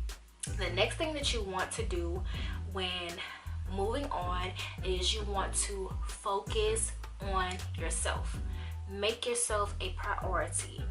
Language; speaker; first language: English; native; English